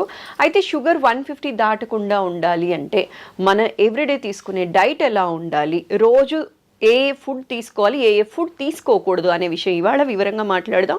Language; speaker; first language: Telugu; native; Telugu